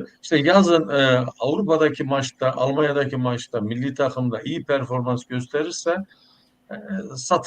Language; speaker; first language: Turkish; native; Turkish